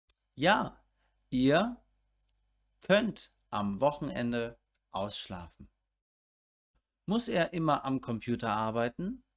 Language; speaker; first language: German; non-native, fluent; English